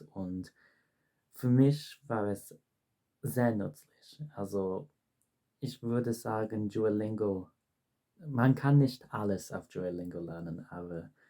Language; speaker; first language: German; non-native, fluent; English